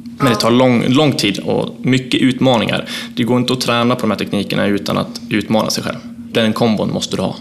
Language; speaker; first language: Swedish; native; Swedish